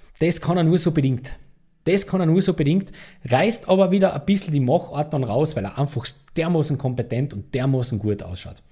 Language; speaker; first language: German; native; German